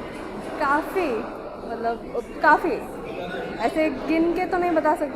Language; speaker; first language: Hindi; native; Hindi